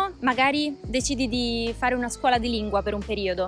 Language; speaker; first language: Italian; native; Italian